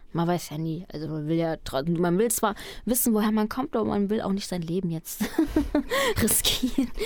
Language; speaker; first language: German; early bilingual, other home language; Spanish